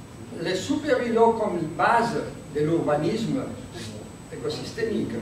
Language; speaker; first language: French; non-native, learner; Spanish